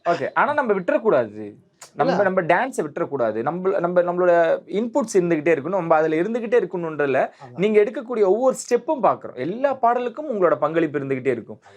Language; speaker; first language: Tamil; native; Tamil